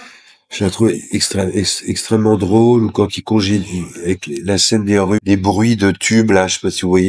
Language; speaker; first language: French; native; French